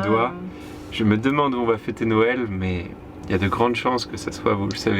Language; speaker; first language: French; native; French